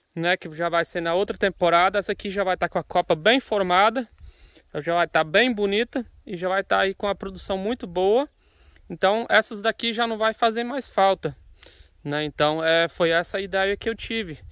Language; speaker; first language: Portuguese; native; Portuguese